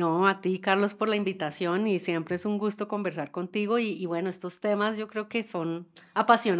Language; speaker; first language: Spanish; native; Spanish